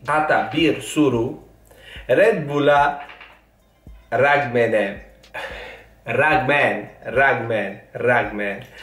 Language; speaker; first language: Turkish; non-native, learner; Italian